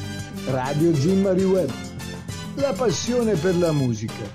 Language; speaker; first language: Italian; native; Italian